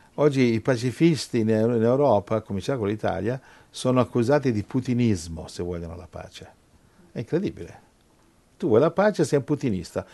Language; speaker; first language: Italian; non-native, fluent; English